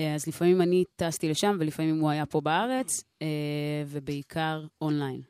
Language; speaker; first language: Hebrew; native; Hebrew